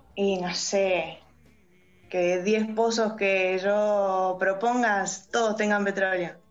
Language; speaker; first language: Spanish; native; Spanish